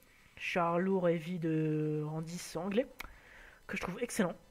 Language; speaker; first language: French; native; French